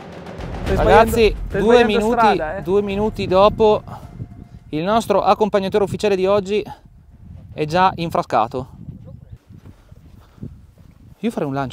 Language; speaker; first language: Italian; native; Italian